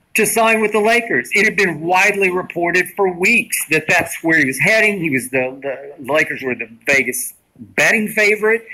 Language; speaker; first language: English; native; English